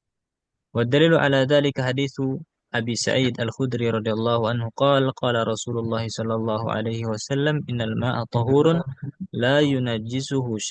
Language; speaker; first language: Arabic; non-native, fluent; Indonesian